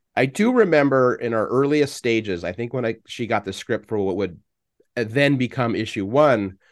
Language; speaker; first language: English; native; English